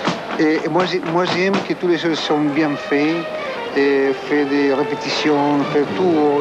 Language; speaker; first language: French; non-native, fluent; Spanish